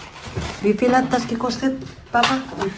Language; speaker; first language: German; non-native, learner; Filipino